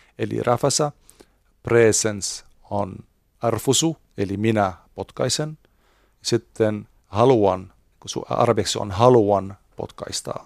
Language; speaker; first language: Finnish; non-native, fluent; Arabic